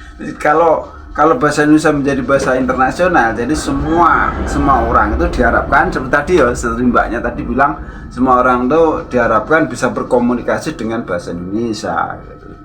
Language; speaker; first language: Indonesian; native; Indonesian